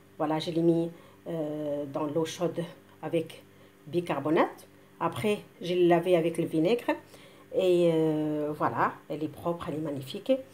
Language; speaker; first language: French; non-native, local second language; Arabic